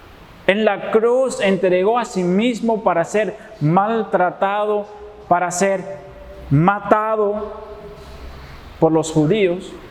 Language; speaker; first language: Spanish; non-native, fluent; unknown